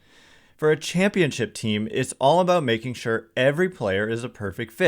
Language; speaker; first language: English; native; English